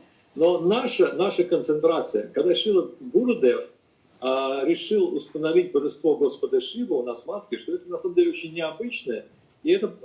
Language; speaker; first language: Russian; native; Russian